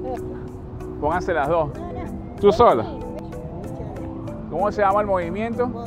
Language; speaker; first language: Spanish; native; Spanish